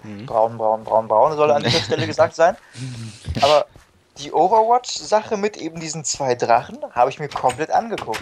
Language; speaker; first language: German; native; German